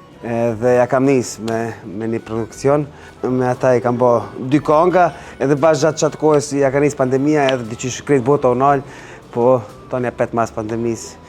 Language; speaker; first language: Albanian; early bilingual, heritage; Albanian